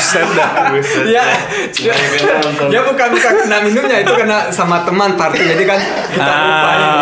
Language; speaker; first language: Indonesian; early bilingual, heritage; German